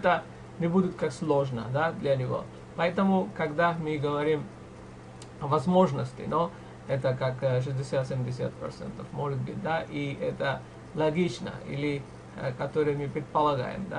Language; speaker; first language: Russian; non-native, fluent; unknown